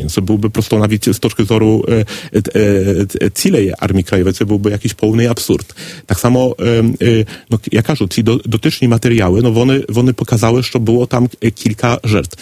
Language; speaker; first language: Polish; non-native, learner; Ukrainian